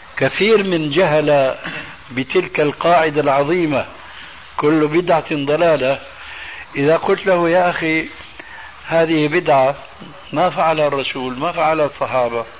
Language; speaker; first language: Arabic; early bilingual, other home language; Albanian